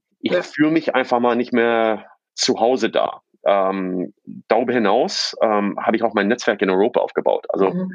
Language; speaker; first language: German; non-native, fluent; English